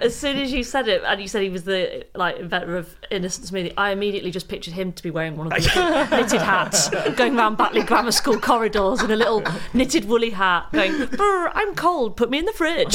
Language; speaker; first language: English; native; English